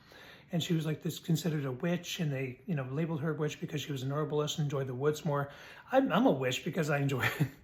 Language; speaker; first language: English; native; English